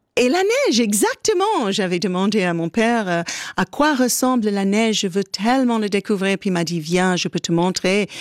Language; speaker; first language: French; non-native, fluent; English